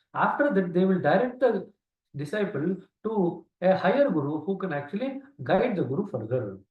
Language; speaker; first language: English; non-native, local second language; Kannada